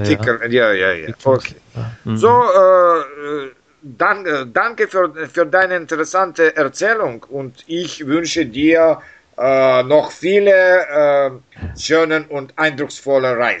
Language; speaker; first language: German; non-native, learner; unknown